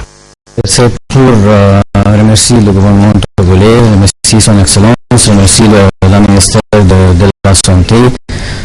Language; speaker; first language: French; non-native, fluent; Arabic